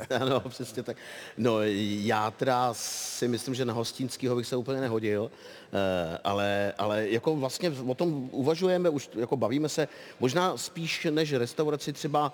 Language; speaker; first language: Czech; native; Czech